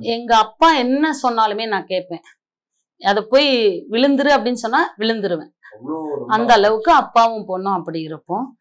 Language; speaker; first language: Tamil; non-native, local second language; Marathi